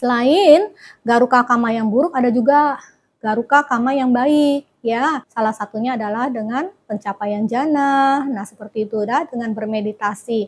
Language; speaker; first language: Indonesian; native; Indonesian